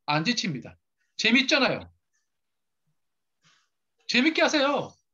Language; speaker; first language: Korean; native; Korean